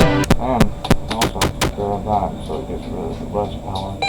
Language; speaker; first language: English; native; English